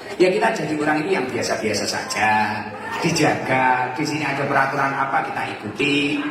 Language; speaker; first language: Indonesian; non-native, local second language; Javanese